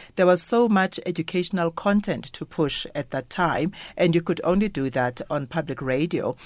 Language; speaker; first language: English; non-native, local second language; Xhosa